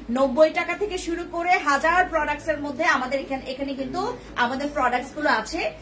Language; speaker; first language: Bangla; non-native, local second language; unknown